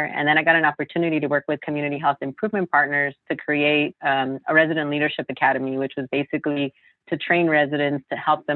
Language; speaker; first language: English; native; English